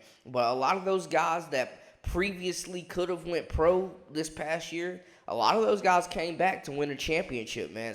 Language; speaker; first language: English; native; English